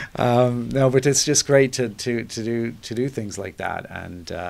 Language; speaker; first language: English; native; English